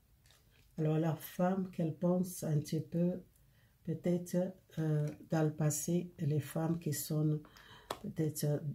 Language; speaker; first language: French; non-native, learner; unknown